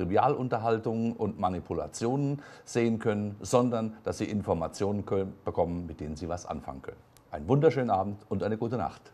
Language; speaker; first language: German; native; German